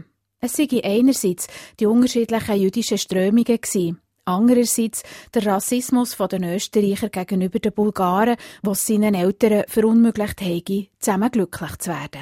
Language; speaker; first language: German; native; German